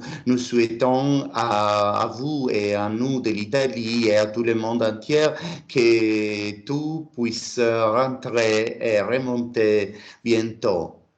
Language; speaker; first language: French; non-native, learner; Italian